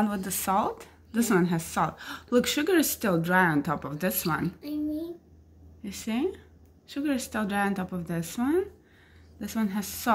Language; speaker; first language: English; non-native, fluent; Russian